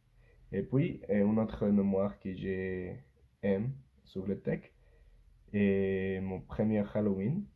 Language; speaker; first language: French; non-native, learner; Spanish